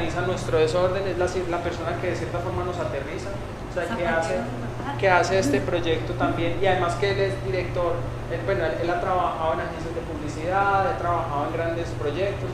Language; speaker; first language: Spanish; native; Spanish